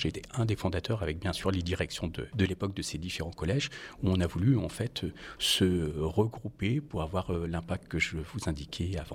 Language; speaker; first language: French; native; French